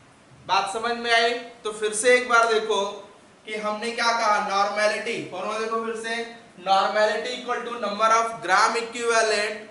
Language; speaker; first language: Hindi; native; Hindi